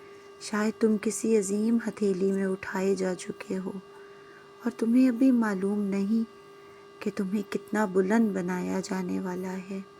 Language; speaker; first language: Urdu; native; Urdu